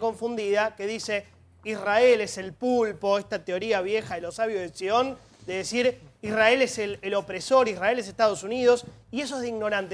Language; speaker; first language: Spanish; native; Spanish